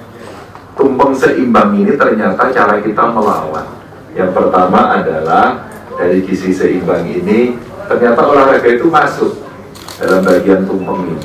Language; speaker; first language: Indonesian; native; Indonesian